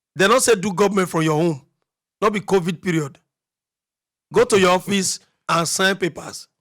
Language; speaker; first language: Nigerian Pidgin; native; Nigerian Pidgin